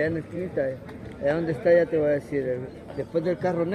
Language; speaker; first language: Spanish; native; Spanish